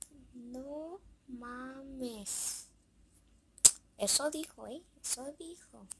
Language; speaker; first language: Spanish; native; Spanish